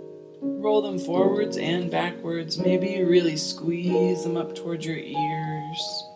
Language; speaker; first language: English; native; English